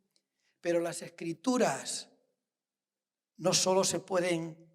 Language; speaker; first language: Spanish; native; Spanish